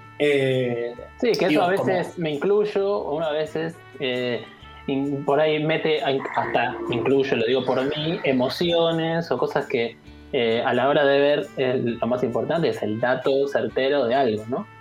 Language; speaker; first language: Spanish; native; Spanish